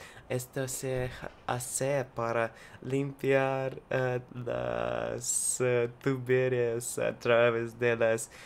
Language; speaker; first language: Spanish; non-native, learner; Russian